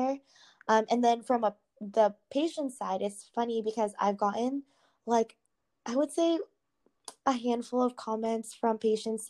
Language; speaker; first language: English; native; English